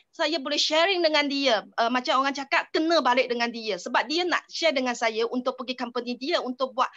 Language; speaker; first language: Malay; non-native, local second language; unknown